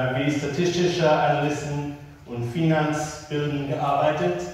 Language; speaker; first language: German; non-native, learner; English